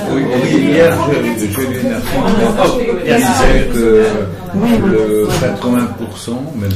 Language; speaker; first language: French; non-native, fluent; Italian